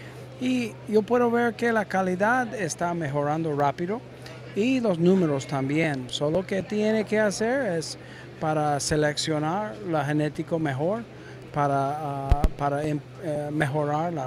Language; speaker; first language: Spanish; non-native, learner; English